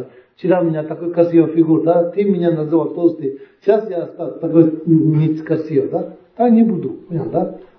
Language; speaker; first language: Russian; non-native, learner; Tibetan